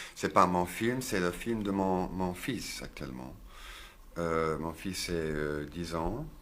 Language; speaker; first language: French; non-native, learner; English